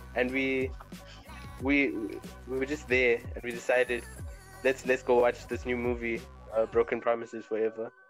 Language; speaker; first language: English; native; English